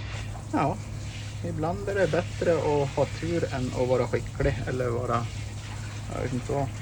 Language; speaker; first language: Swedish; native; Swedish